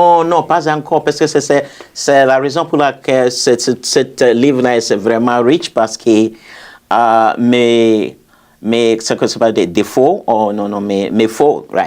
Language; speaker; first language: French; non-native, fluent; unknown